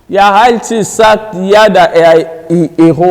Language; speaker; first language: Swedish; non-native, fluent; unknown